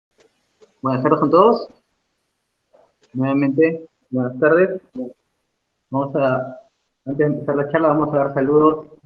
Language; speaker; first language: Spanish; native; Spanish